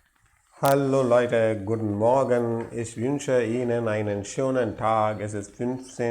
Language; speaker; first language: German; non-native, learner; Tamil